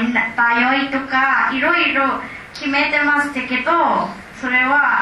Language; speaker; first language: Japanese; non-native, learner; Burmese